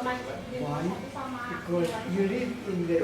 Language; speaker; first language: English; non-native, learner; Indonesian